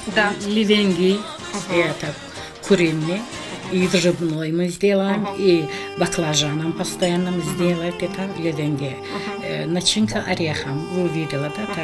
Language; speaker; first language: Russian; non-native, learner; Azerbaijani